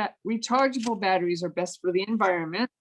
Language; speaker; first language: English; native; English